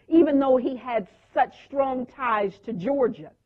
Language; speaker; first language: English; native; English